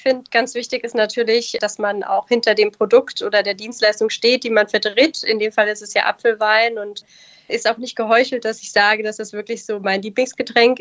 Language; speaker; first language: German; native; German